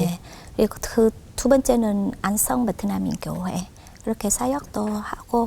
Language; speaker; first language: Korean; non-native, fluent; Vietnamese